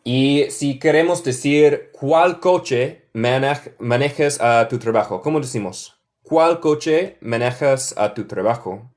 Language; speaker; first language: Spanish; non-native, learner; English